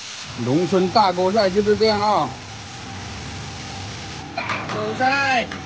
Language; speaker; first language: Chinese; non-native, local second language; Cantonese